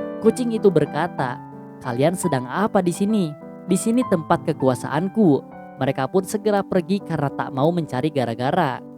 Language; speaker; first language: Indonesian; native; Indonesian